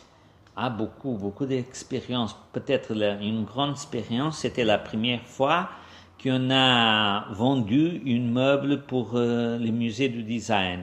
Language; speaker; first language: French; non-native, fluent; Portuguese